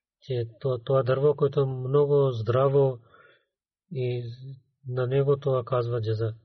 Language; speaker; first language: Bulgarian; non-native, learner; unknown